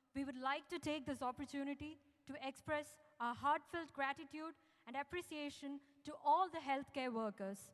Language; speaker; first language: English; non-native, local second language; Malayalam